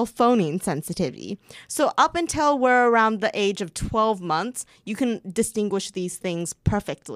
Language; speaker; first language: English; early bilingual, other home language; Chinese